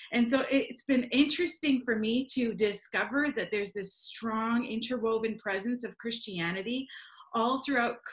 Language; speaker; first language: English; native; English